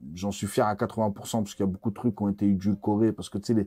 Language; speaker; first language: French; native; French